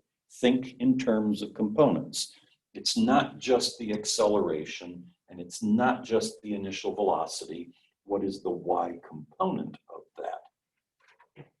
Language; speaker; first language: English; native; English